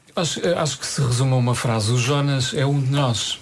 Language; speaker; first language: Portuguese; native; Portuguese